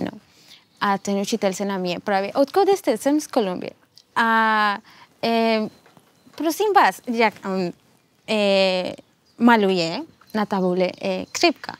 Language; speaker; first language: Czech; non-native, fluent; Spanish